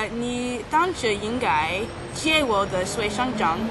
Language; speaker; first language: Chinese; non-native, learner; English